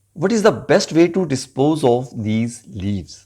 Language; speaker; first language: English; non-native, local second language; Punjabi